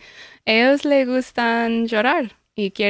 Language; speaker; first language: Spanish; non-native, learner; English